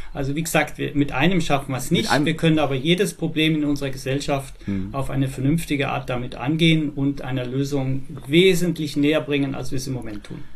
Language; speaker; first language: German; native; German